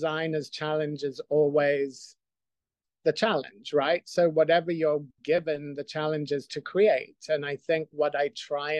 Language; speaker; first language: English; native; English